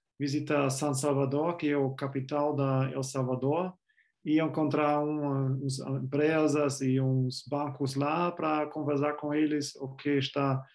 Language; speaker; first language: Portuguese; non-native, fluent; German